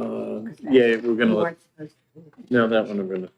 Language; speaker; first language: English; native; English